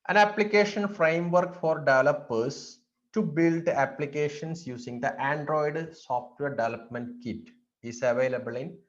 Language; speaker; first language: English; non-native, local second language; Malayalam